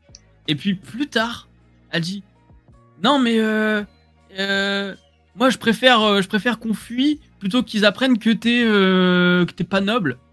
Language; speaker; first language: French; native; French